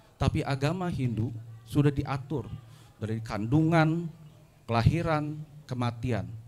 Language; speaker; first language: Indonesian; non-native, local second language; Sundanese